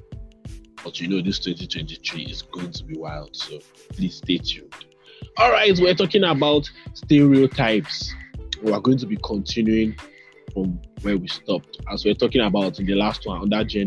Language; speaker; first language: English; non-native, local second language; Yoruba